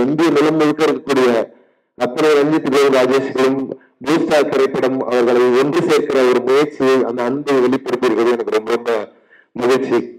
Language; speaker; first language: Tamil; native; Tamil